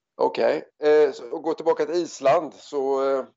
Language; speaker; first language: Swedish; native; Swedish